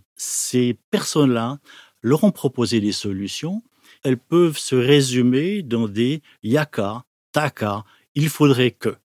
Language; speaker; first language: French; native; French